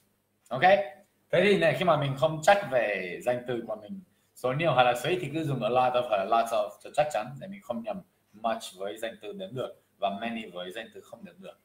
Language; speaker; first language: Vietnamese; non-native, fluent; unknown